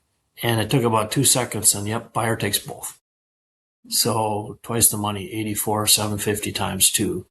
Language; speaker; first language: English; native; English